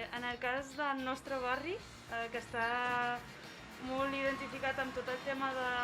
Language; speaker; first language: Catalan; non-native, fluent; Portuguese